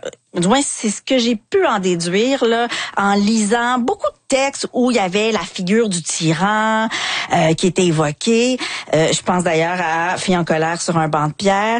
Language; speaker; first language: French; native; French